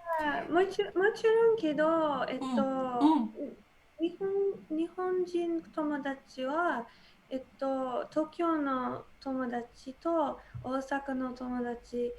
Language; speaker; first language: Japanese; non-native, learner; English